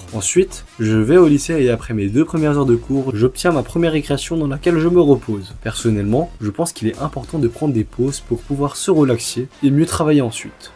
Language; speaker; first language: French; early bilingual, other home language; Chinese